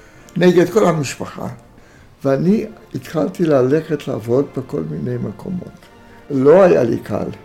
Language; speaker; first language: Hebrew; non-native, fluent; Romanian